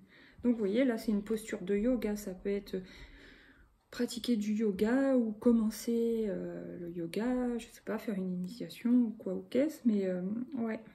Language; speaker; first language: French; native; French